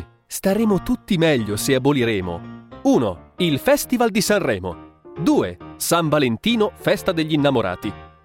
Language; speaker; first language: Italian; native; Italian